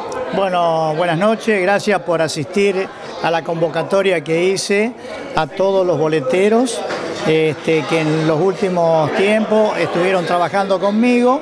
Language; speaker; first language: Spanish; native; Spanish